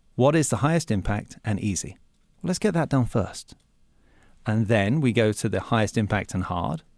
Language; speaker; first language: English; native; English